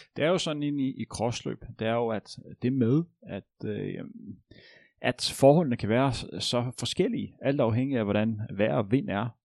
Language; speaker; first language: Danish; native; Danish